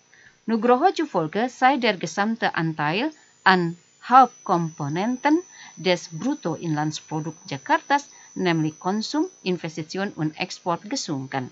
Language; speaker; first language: German; non-native, fluent; Indonesian